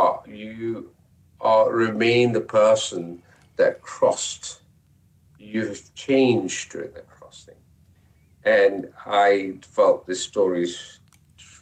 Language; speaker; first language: English; non-native, local second language; Punjabi